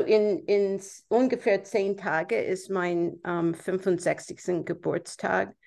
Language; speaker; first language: German; non-native, fluent; English